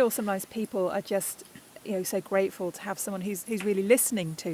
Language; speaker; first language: English; native; English